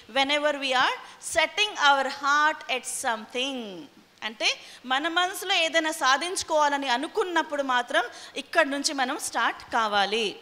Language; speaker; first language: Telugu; non-native, local second language; Hindi